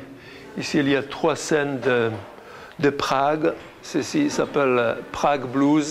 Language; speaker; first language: French; non-native, fluent; Czech